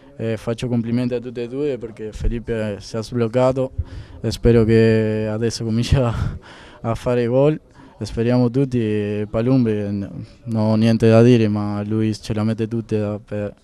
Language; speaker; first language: Italian; non-native, fluent; Spanish